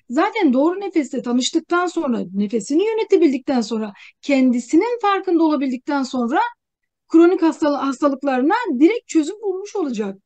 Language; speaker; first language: Turkish; native; Turkish